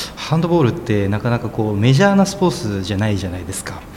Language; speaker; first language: Japanese; native; Japanese